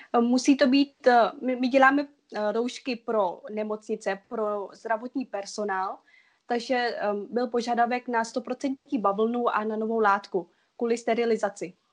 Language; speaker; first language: Czech; non-native, fluent; Vietnamese